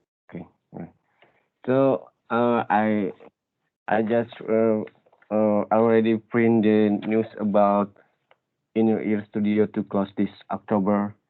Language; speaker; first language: English; non-native, learner; Indonesian